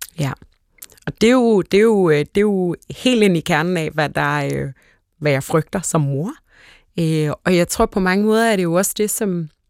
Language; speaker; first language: Danish; early bilingual, other home language; Arabic